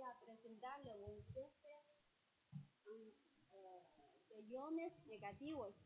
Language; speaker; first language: Spanish; non-native, fluent; Chinese